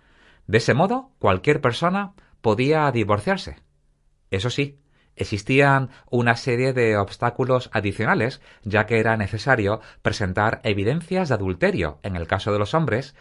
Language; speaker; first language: Spanish; native; Spanish